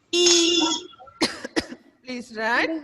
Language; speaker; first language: English; non-native, fluent; Malayalam